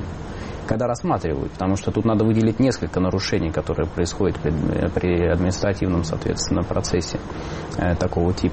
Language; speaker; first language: Russian; native; Russian